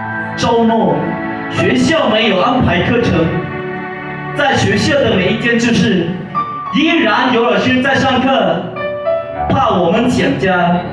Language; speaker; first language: Chinese; non-native, learner; Lao